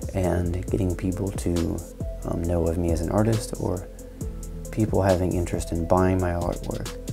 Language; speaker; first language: English; native; English